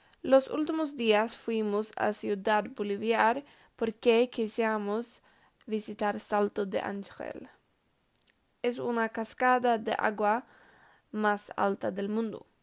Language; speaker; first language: Spanish; non-native, learner; Swedish